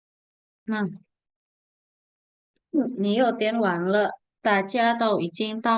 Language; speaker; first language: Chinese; non-native, fluent; Indonesian